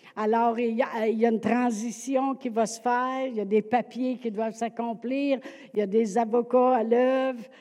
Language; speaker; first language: French; native; French